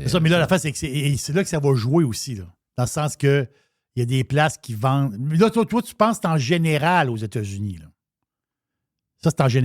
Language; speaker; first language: French; native; French